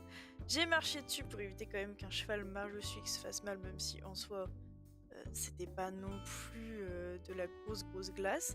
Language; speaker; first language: French; native; French